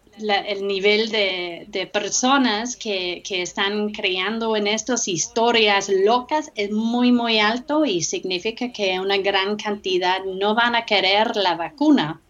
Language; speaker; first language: Spanish; non-native, fluent; English